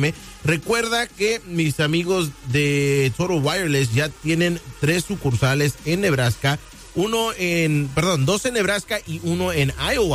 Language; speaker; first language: Spanish; native; Spanish